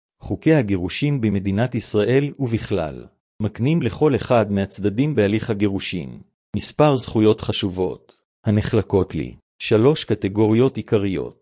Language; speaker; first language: Hebrew; native; Hebrew